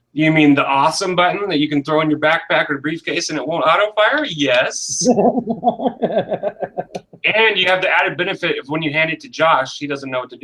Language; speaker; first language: English; native; English